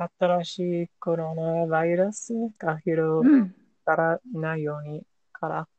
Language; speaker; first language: Japanese; non-native, learner; English